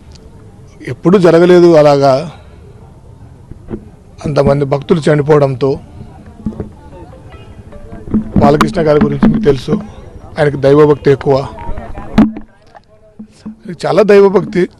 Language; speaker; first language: Telugu; native; Telugu